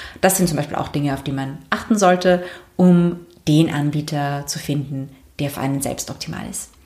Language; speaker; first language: German; native; German